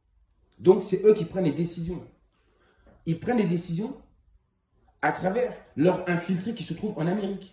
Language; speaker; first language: French; non-native, local second language; Kongo